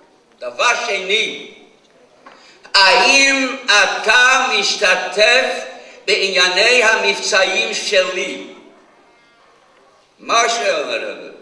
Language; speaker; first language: Hebrew; non-native, fluent; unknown